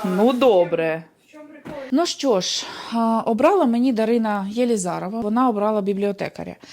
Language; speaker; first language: Ukrainian; native; Ukrainian